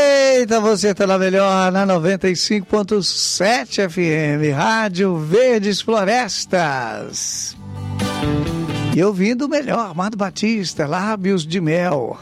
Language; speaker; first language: Portuguese; native; Portuguese